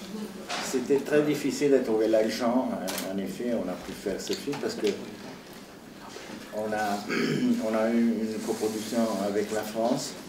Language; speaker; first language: French; non-native, fluent; Italian